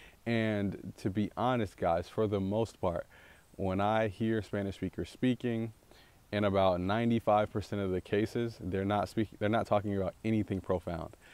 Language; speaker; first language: English; native; English